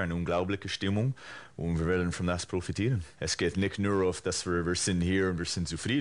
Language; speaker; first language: German; non-native, fluent; English